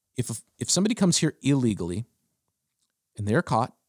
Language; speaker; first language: English; early bilingual, other home language; German